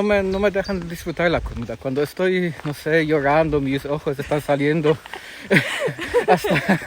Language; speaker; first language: Spanish; non-native, fluent; Polish